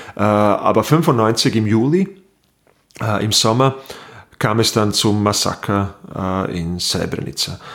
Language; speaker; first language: German; non-native, fluent; Bosnian